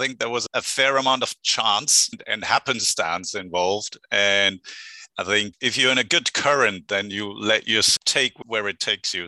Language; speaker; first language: English; non-native, fluent; German